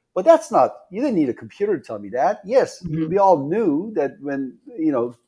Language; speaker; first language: English; non-native, fluent; Persian